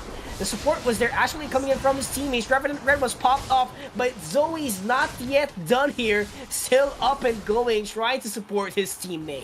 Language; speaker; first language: English; non-native, local second language; Filipino